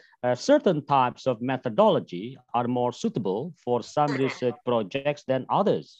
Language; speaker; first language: English; non-native, fluent; Indonesian